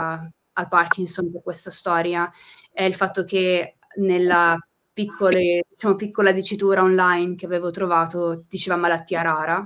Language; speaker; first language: Italian; native; Italian